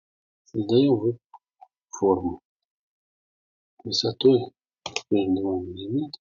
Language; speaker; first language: Russian; native; Russian